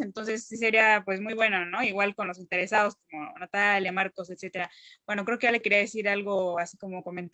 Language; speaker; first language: Spanish; native; Spanish